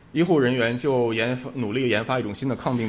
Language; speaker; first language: Chinese; non-native, local second language; Cantonese